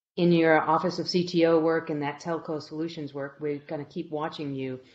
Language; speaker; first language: English; native; English